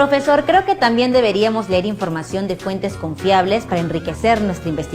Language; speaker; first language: Spanish; native; Spanish